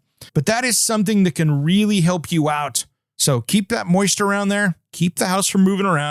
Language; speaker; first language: English; native; English